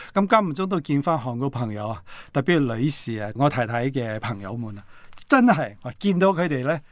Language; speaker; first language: Cantonese; non-native, fluent; Korean